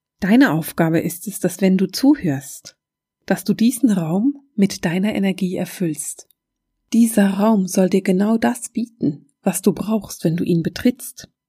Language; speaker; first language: German; native; German